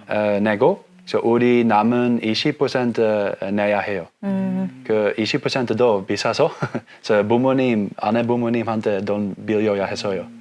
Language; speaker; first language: Korean; non-native, learner; Dutch